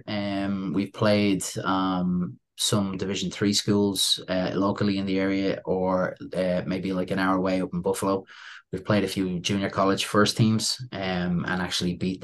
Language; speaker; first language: English; native; English